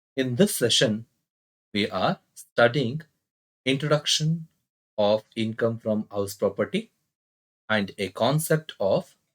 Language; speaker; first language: English; non-native, local second language; Kannada